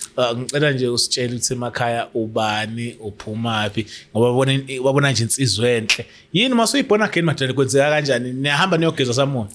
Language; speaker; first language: Zulu; native; Zulu